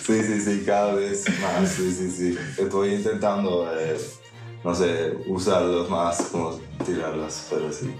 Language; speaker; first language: Spanish; non-native, fluent; English